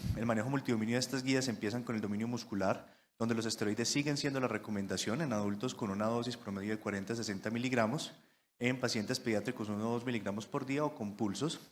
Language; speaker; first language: Spanish; native; Spanish